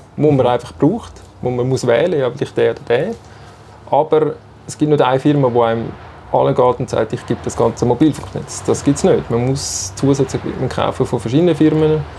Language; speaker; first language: German; native; German